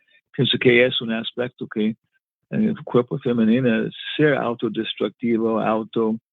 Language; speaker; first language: Spanish; non-native, learner; English